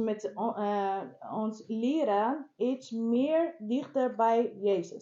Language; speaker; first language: Dutch; non-native, learner; Persian